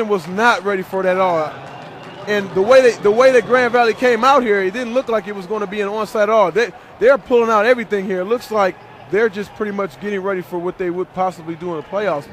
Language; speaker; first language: English; native; English